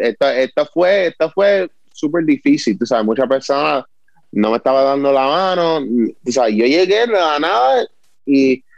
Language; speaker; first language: Spanish; early bilingual, heritage; Spanish